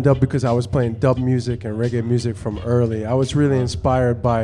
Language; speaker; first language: English; native; English